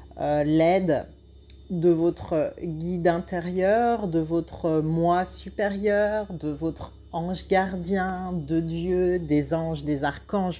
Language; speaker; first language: French; native; French